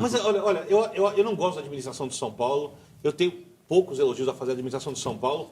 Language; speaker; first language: Portuguese; native; Portuguese